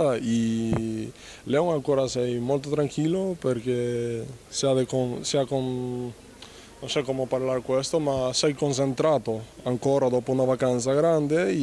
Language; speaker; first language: Italian; non-native, learner; Spanish